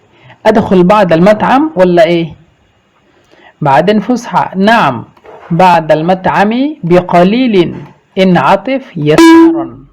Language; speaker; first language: Arabic; non-native, fluent; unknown